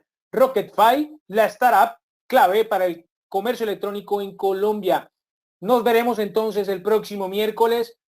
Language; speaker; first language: Spanish; native; Spanish